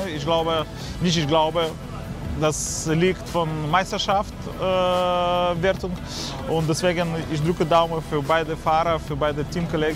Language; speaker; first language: German; non-native, learner; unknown